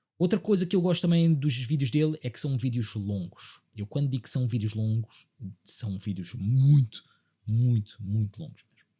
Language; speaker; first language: Portuguese; native; Portuguese